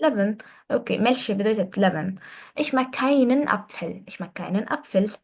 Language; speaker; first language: German; non-native, fluent; Arabic